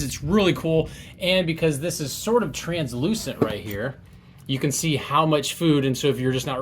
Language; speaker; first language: English; native; English